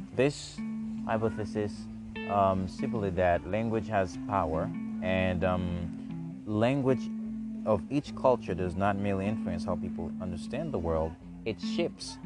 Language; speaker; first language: English; non-native, fluent; Haitian Creole